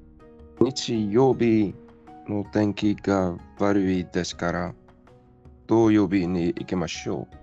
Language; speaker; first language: Japanese; non-native, learner; Dutch